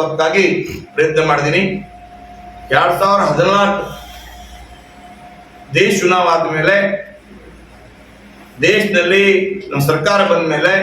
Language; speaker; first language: Kannada; non-native, local second language; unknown